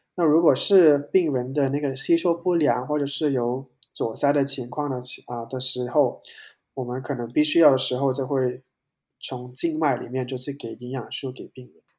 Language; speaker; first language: Chinese; non-native, local second language; Cantonese